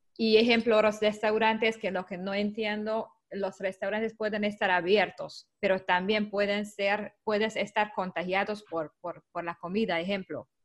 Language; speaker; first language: Spanish; non-native, learner; Hungarian